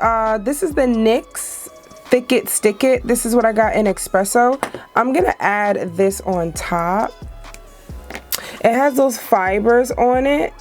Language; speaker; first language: English; native; English